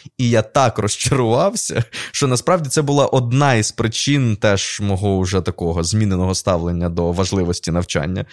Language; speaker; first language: Ukrainian; non-native, local second language; Russian